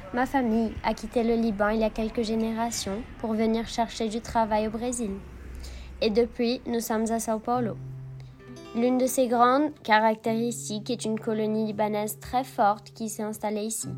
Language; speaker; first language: French; non-native, fluent; Portuguese